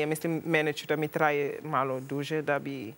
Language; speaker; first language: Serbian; non-native, learner; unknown